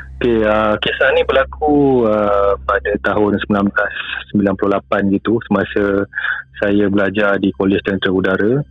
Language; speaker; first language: Malay; native; Malay